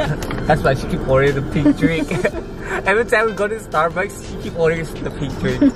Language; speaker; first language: English; native; English